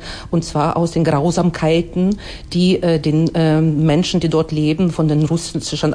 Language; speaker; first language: German; non-native, fluent; Ukrainian